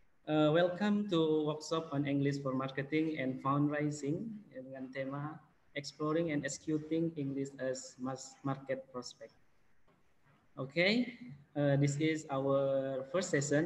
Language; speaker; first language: English; non-native, fluent; Indonesian